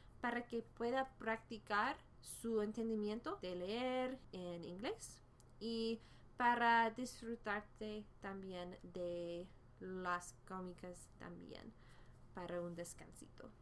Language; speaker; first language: Spanish; non-native, fluent; English